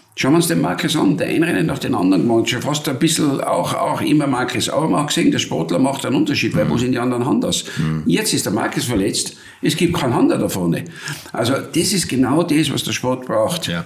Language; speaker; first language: German; native; German